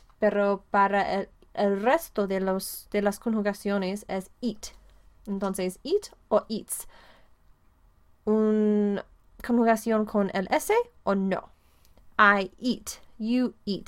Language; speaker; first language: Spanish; non-native, fluent; English